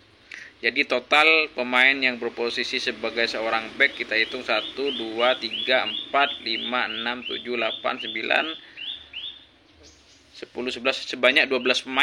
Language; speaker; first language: Indonesian; native; Indonesian